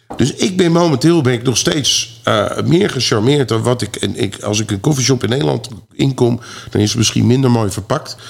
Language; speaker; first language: Dutch; native; Dutch